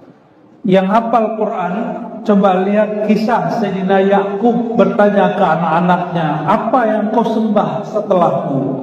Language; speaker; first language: Indonesian; native; Indonesian